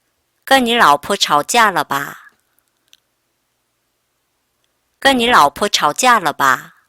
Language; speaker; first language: Chinese; non-native, fluent; Korean